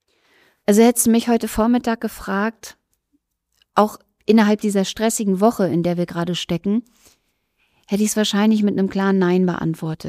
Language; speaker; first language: German; native; German